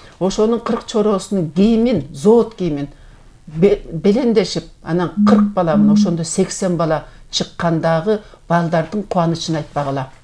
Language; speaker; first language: Kyrgyz; native; Kyrgyz